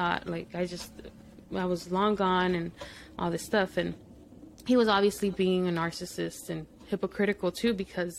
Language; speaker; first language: English; early bilingual, other home language; Spanish